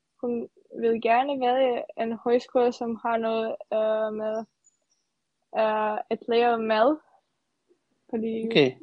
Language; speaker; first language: Danish; non-native, fluent; Serbian